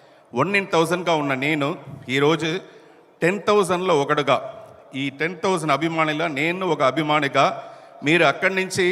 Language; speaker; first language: Telugu; early bilingual, heritage; Telugu